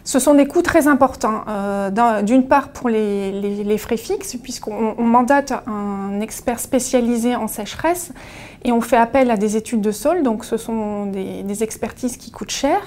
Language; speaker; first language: French; native; French